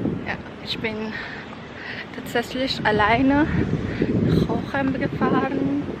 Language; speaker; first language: German; non-native, learner; Filipino